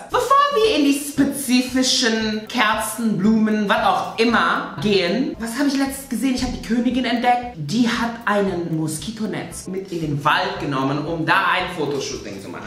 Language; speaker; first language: German; native; German